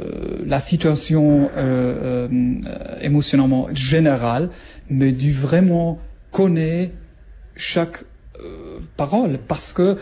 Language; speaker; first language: French; non-native, learner; German